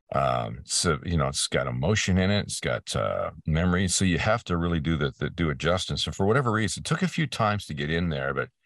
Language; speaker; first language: English; native; English